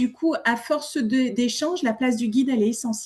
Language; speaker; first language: French; native; French